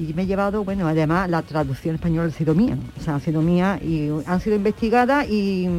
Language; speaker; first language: Spanish; native; Spanish